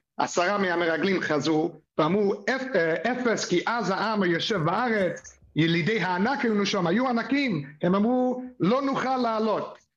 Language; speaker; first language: Hebrew; non-native, fluent; English